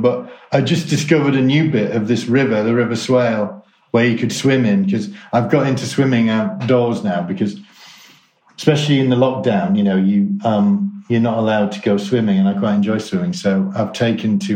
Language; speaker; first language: English; native; English